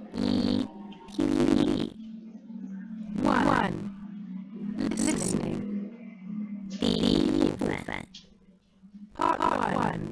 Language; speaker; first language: Chinese; non-native, fluent; Indonesian